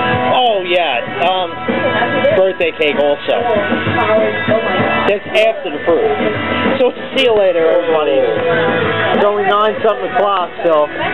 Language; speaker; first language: English; native; English